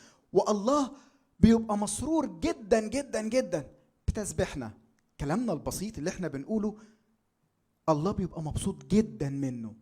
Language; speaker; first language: Arabic; native; Arabic